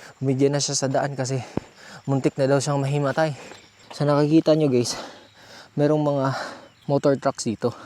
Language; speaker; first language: Filipino; non-native, local second language; Cebuano